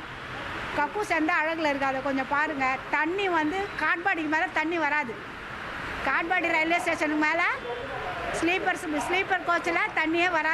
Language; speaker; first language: Tamil; native; Tamil